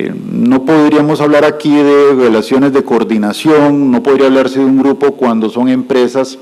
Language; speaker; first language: Spanish; native; Spanish